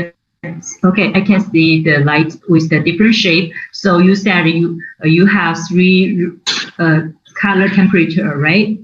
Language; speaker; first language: English; non-native, learner; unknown